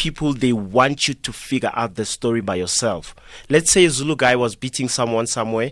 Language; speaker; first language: English; non-native, local second language; South Ndebele